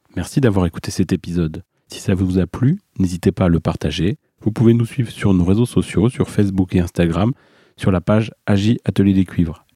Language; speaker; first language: French; native; French